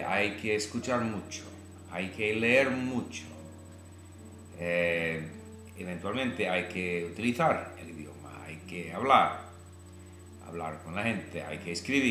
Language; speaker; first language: Spanish; non-native, fluent; English